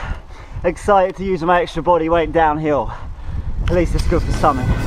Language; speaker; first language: English; native; English